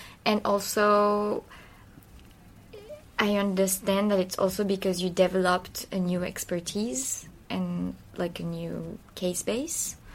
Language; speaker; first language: English; non-native, fluent; French